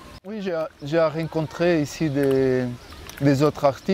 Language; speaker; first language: French; non-native, fluent; Portuguese